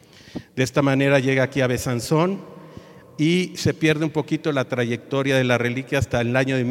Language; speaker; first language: Spanish; native; Spanish